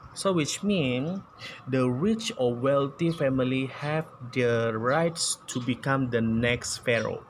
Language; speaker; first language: English; non-native, local second language; Chinese